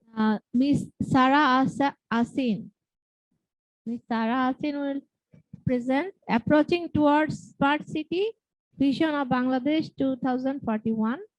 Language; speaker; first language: English; non-native, local second language; Bangla